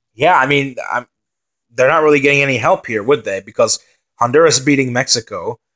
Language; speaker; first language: English; native; English